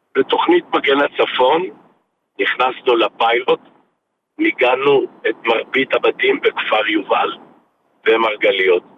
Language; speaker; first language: Hebrew; native; Hebrew